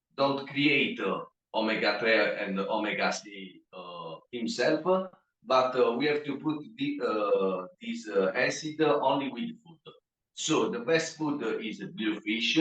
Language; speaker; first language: English; non-native, learner; Italian